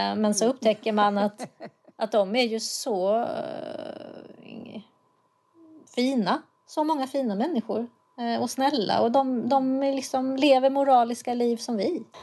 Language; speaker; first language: Swedish; native; Swedish